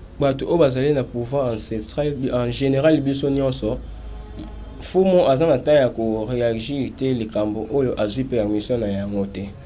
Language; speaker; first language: Lingala; non-native, local second language; Kongo